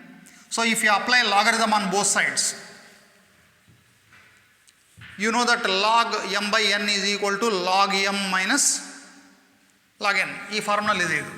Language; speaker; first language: English; non-native, local second language; Kannada